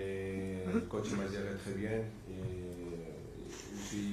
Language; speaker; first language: French; non-native, fluent; Spanish